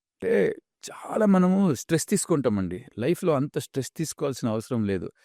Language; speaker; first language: Telugu; non-native, local second language; Kannada